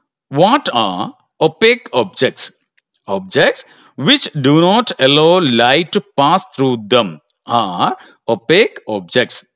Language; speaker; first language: English; non-native, local second language; Malayalam